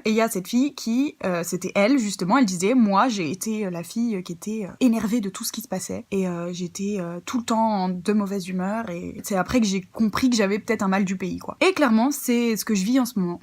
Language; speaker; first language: French; native; French